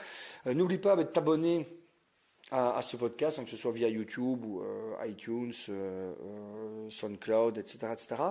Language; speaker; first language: French; native; French